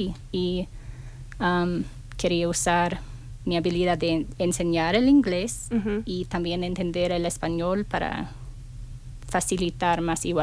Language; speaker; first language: Spanish; non-native, fluent; English